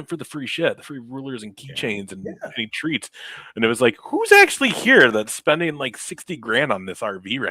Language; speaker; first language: English; native; English